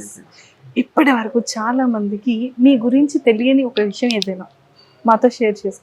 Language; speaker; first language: Telugu; native; Telugu